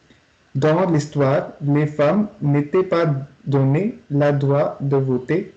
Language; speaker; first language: French; non-native, learner; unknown